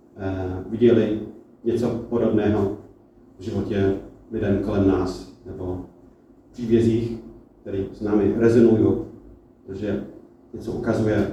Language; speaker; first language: Czech; non-native, fluent; English